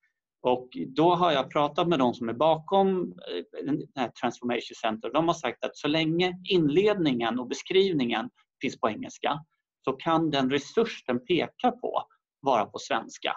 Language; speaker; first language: Swedish; native; Swedish